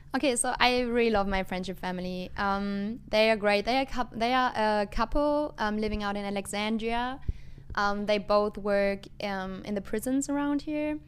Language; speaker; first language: English; non-native, fluent; German